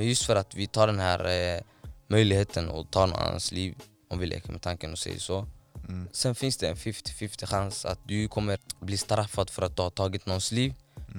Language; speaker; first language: Swedish; non-native, fluent; Somali